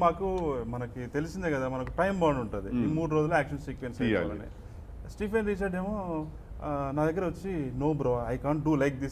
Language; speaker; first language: Telugu; native; Telugu